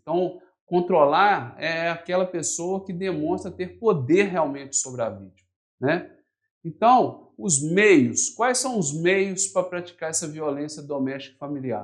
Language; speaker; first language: Portuguese; native; Portuguese